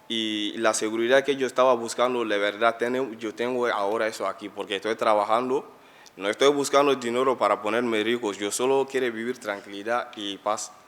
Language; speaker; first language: Spanish; non-native, learner; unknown